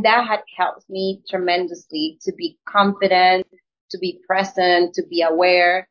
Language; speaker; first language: English; non-native, fluent; Spanish